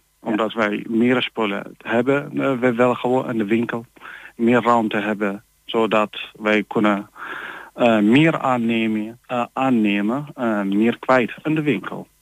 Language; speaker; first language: Dutch; non-native, learner; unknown